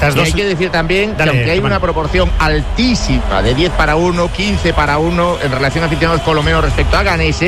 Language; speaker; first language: Spanish; native; Spanish